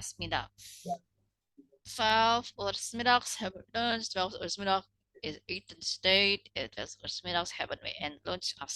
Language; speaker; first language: Dutch; non-native, learner; Indonesian